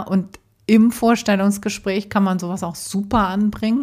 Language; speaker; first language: German; native; German